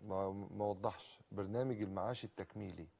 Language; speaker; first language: Arabic; native; Arabic